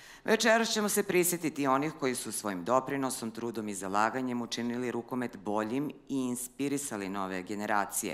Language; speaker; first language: Serbian; native; Serbian